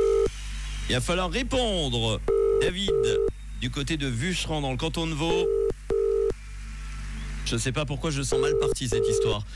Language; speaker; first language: French; native; French